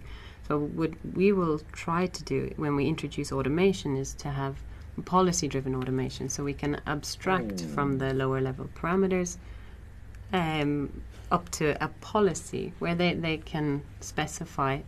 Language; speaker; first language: English; native; English